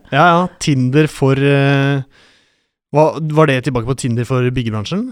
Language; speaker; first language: Norwegian; native; Norwegian